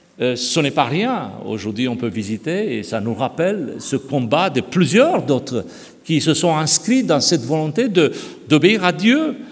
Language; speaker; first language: French; non-native, fluent; Romanian